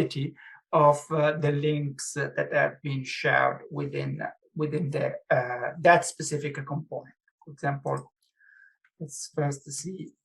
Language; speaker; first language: English; non-native, fluent; Italian